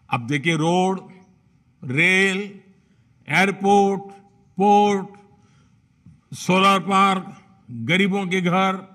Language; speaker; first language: Hindi; non-native, local second language; Gujarati